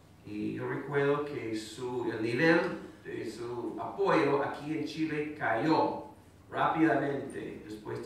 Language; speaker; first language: Spanish; non-native, fluent; English